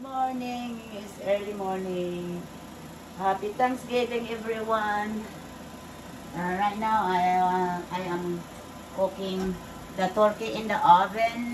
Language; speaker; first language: English; non-native, learner; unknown